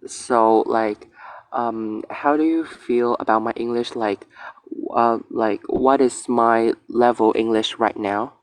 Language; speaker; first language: English; non-native, learner; Vietnamese